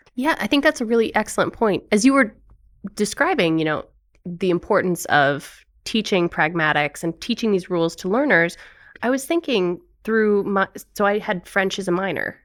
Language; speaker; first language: English; native; English